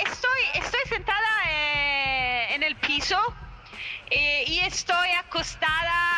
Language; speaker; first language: Spanish; non-native, fluent; Italian